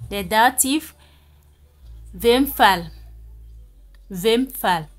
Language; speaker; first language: German; non-native, fluent; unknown